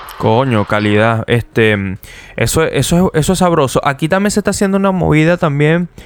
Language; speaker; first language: Spanish; native; Spanish